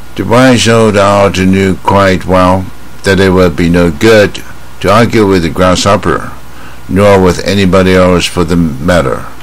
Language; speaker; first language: English; non-native, fluent; Chinese